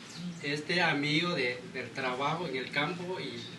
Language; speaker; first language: Spanish; non-native, local second language; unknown